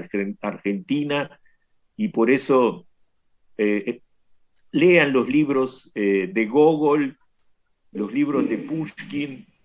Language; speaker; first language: Spanish; non-native, fluent; Russian